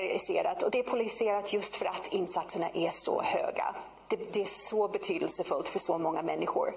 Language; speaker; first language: Swedish; non-native, fluent; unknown